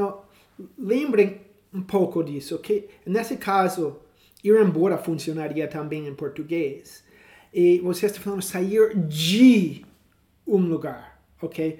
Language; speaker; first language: Portuguese; non-native, learner; English